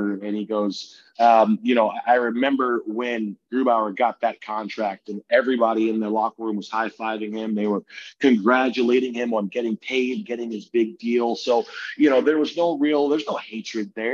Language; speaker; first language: English; native; English